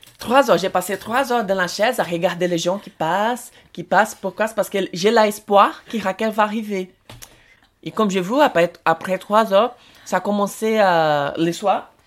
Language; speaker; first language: French; non-native, learner; Portuguese